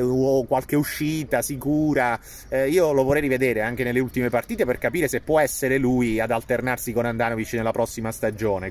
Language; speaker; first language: Italian; native; Italian